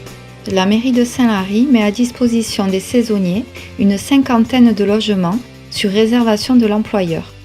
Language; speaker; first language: French; native; French